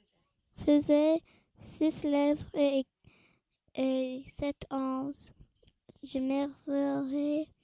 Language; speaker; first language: French; non-native, learner; English